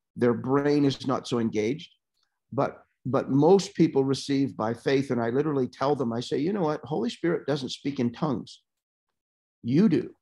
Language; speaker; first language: English; native; English